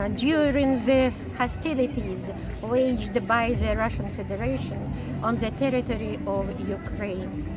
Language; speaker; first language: English; non-native, fluent; Russian